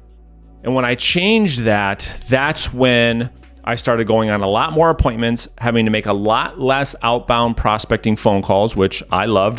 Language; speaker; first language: English; native; English